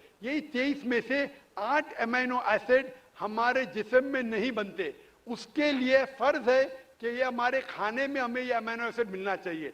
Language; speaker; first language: Hindi; non-native, local second language; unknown